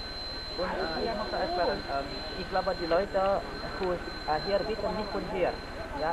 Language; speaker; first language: German; non-native, learner; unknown